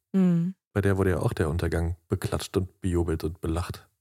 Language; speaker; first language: German; native; German